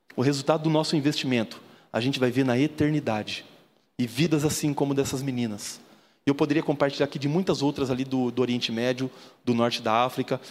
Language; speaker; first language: Portuguese; native; Portuguese